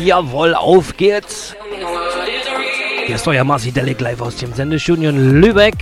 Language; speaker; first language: German; native; German